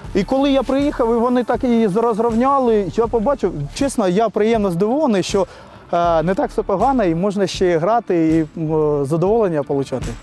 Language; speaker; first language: Ukrainian; native; Ukrainian